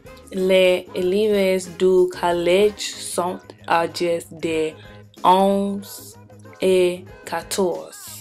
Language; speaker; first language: French; non-native, learner; English